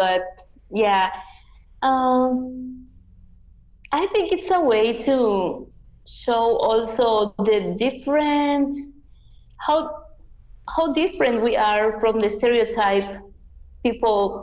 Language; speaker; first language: English; non-native, fluent; Yucateco